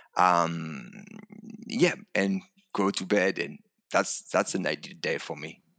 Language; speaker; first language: English; non-native, fluent; French